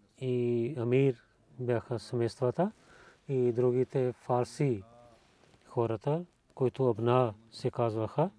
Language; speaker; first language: Bulgarian; non-native, learner; Urdu